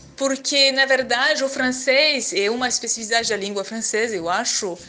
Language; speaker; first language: Portuguese; non-native, fluent; French